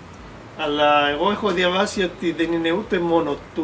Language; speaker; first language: Greek; non-native, fluent; Italian